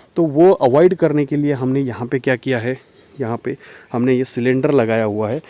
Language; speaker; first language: Hindi; non-native, local second language; Marathi